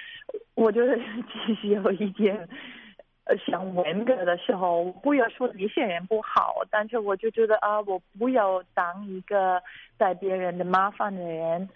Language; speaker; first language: Chinese; non-native, fluent; German